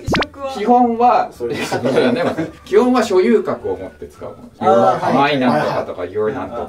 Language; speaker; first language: Japanese; native; Japanese